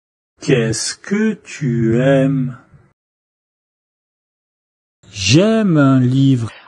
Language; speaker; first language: French; non-native, fluent; Chinese